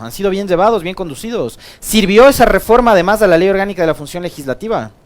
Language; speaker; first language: Spanish; native; Spanish